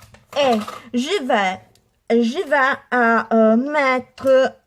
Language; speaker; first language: French; non-native, learner; Italian